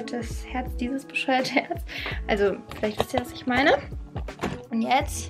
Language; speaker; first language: German; native; German